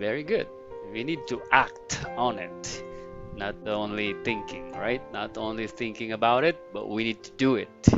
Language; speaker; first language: English; non-native, fluent; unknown